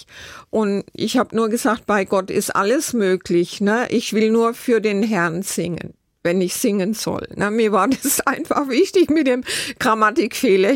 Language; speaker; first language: German; native; German